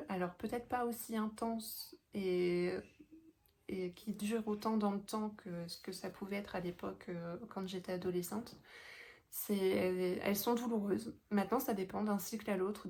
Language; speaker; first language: French; native; French